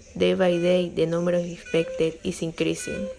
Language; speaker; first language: English; non-native, learner; Spanish